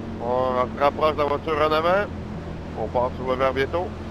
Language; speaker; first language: French; native; French